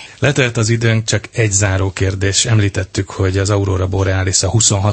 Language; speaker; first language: Hungarian; native; Hungarian